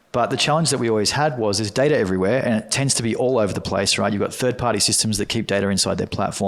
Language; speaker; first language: English; native; English